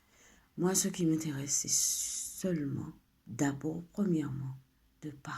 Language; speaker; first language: French; native; French